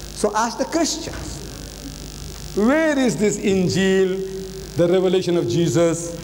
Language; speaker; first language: English; early bilingual, other home language; Gujarati